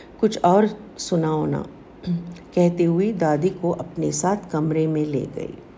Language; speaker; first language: Hindi; non-native, local second language; Tamil